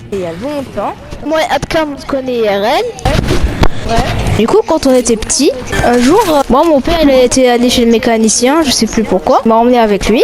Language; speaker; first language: French; native; French